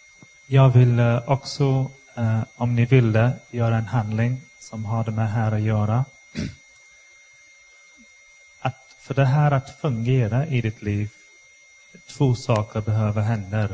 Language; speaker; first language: Swedish; non-native, fluent; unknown